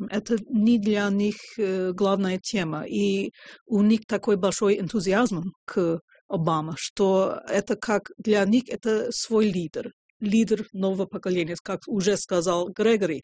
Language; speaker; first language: Russian; non-native, fluent; English